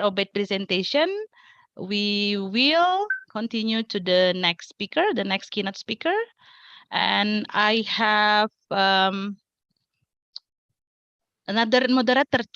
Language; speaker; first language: English; non-native, fluent; Indonesian